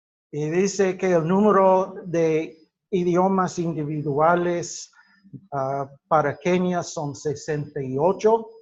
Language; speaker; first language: Spanish; non-native, fluent; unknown